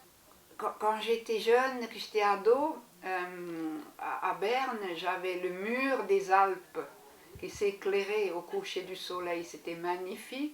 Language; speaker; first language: French; non-native, local second language; German